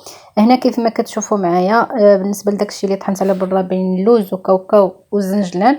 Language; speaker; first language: Arabic; native; Arabic